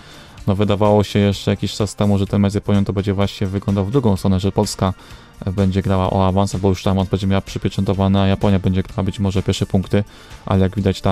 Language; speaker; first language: Polish; native; Polish